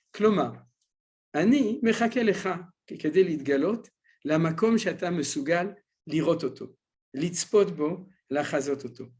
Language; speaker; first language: Hebrew; non-native, fluent; French